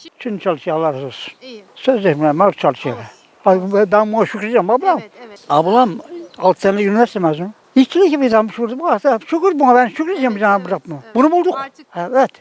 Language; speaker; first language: Turkish; native; Turkish